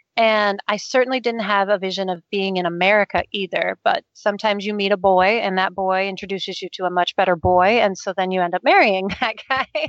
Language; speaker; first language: English; non-native, fluent; Danish